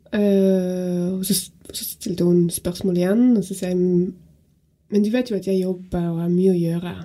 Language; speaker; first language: Norwegian; non-native, fluent; French